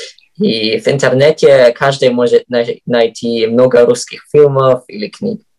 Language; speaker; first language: Russian; non-native, fluent; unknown